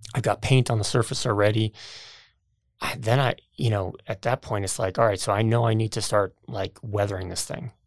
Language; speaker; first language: English; native; English